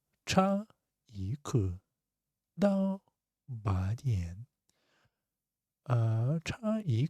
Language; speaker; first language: Chinese; non-native, fluent; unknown